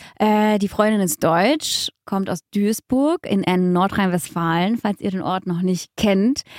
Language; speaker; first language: German; early bilingual, other home language; Russian